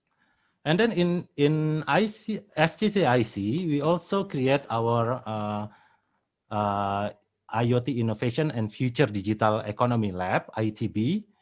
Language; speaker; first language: English; non-native, fluent; Indonesian